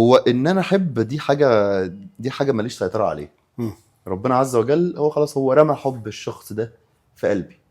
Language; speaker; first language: Arabic; native; Arabic